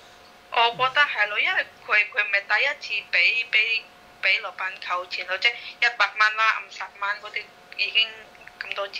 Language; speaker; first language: Cantonese; non-native, fluent; Indonesian